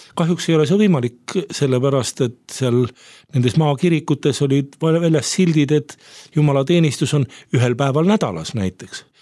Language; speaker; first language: Estonian; native; Estonian